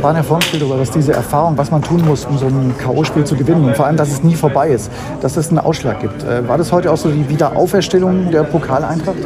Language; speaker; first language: German; native; German